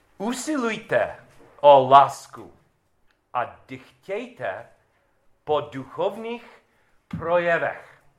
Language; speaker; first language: Czech; non-native, learner; English